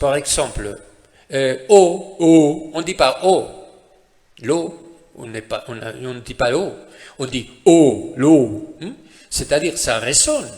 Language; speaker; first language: French; non-native, fluent; Spanish